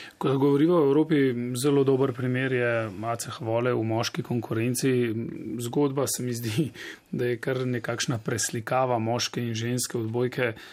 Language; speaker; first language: Slovenian; native; Slovenian